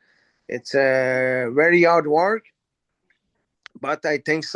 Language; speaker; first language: English; non-native, learner; French